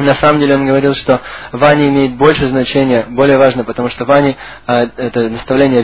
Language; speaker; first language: Russian; native; Russian